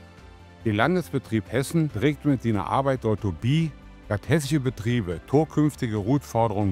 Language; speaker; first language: German; native; German